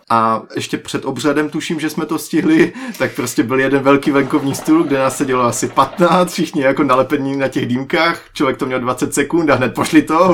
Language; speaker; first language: Czech; native; Czech